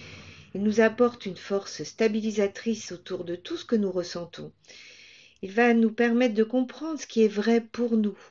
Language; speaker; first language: French; native; French